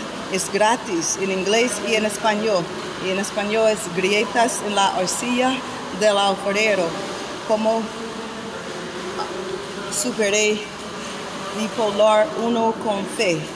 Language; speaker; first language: Spanish; non-native, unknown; English